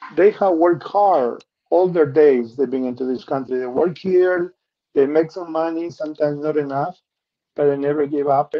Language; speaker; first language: English; non-native, fluent; Spanish